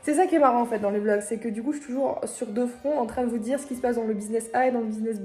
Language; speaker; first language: French; native; French